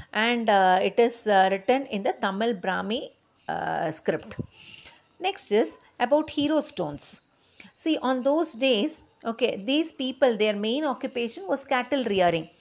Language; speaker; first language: English; non-native, local second language; Tamil